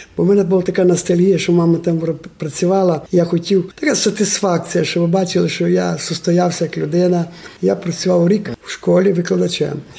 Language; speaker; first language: Ukrainian; non-native, local second language; Romanian